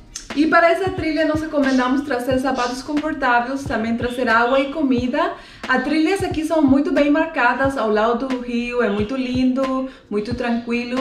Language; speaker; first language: Portuguese; non-native, fluent; Spanish